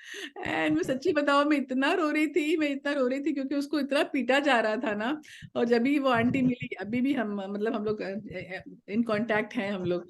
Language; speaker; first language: Hindi; native; Hindi